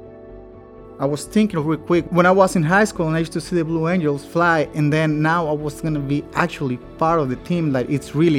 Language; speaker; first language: English; non-native, fluent; Spanish